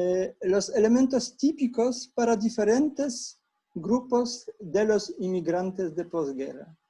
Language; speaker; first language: Spanish; non-native, fluent; Polish